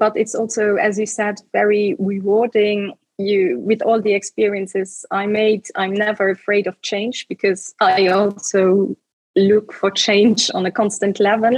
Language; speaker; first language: English; non-native, fluent; Luxembourgish